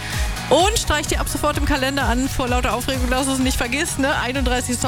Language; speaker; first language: German; native; German